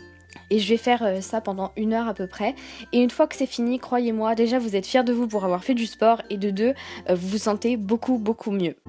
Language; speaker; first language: French; native; French